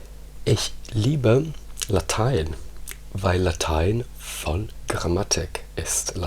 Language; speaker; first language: German; non-native, fluent; Italian